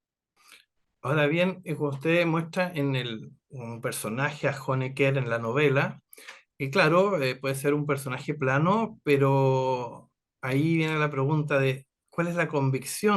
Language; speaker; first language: Spanish; native; Spanish